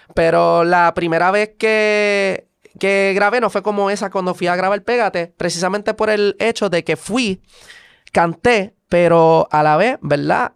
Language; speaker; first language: Spanish; native; Spanish